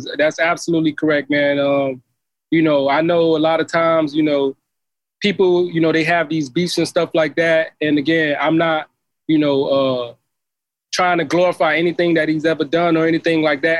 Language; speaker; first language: English; native; English